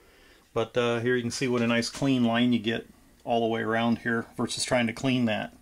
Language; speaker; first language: English; native; English